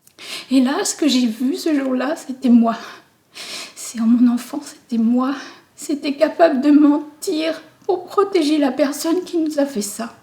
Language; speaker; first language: French; native; French